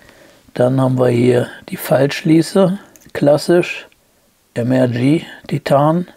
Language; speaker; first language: German; native; German